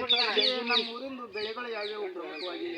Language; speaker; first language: Kannada; native; Kannada